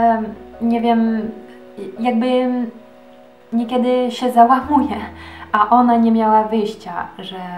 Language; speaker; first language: Polish; early bilingual, heritage; Polish